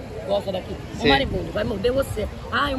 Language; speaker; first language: Portuguese; native; Portuguese